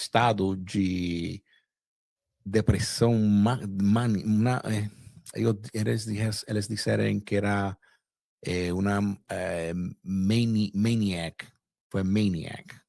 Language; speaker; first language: Portuguese; non-native, fluent; Spanish